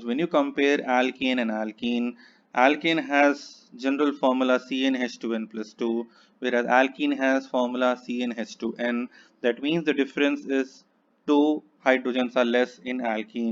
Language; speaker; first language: English; non-native, local second language; Hindi